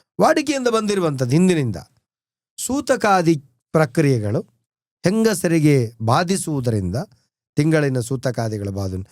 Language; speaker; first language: Kannada; non-native, local second language; Tulu